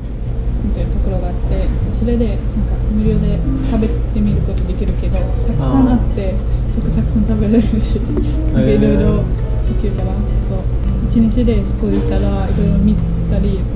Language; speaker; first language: Japanese; non-native, fluent; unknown